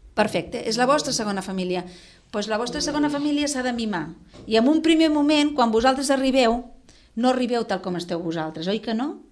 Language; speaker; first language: Catalan; non-native, local second language; Spanish